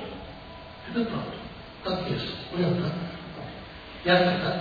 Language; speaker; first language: Russian; non-native, learner; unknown